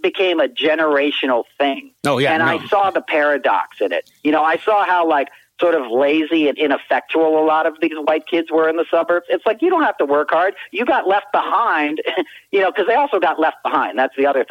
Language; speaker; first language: English; native; English